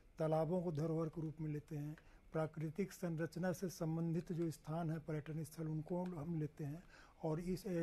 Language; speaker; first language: Hindi; native; Hindi